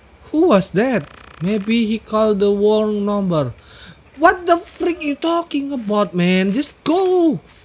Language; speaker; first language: English; non-native, learner; Indonesian